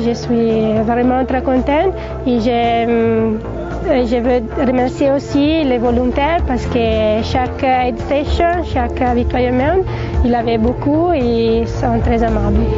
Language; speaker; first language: French; non-native, learner; Italian